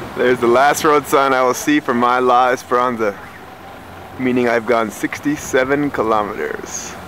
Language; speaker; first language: English; native; English